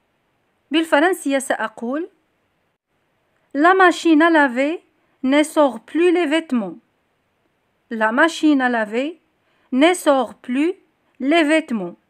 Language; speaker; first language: French; non-native, local second language; Arabic